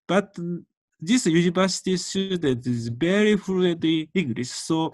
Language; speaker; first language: English; non-native, learner; Japanese